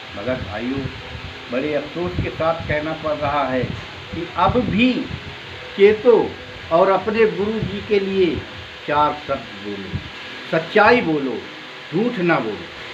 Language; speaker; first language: Hindi; native; Hindi